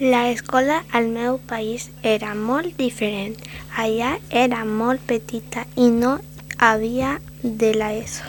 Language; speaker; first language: Catalan; non-native, learner; Spanish